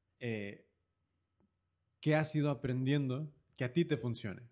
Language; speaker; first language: Spanish; native; Spanish